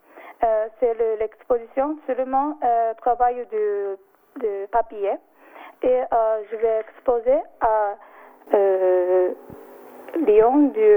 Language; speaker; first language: French; non-native, learner; Japanese